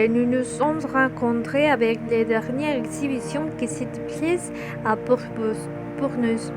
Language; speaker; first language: French; non-native, learner; Spanish